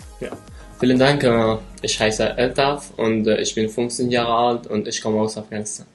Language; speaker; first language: German; non-native, learner; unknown